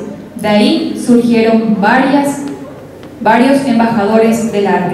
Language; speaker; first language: Spanish; native; Spanish